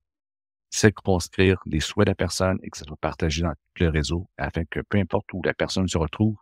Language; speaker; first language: French; native; French